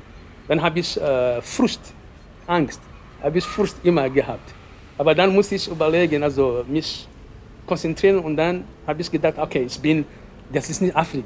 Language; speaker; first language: German; non-native, fluent; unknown